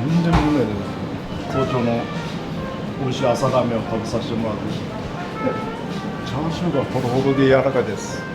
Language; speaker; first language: Japanese; native; Japanese